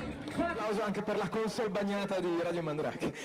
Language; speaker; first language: Italian; native; Italian